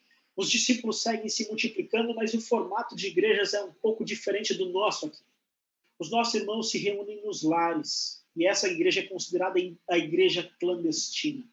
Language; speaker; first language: Portuguese; native; Portuguese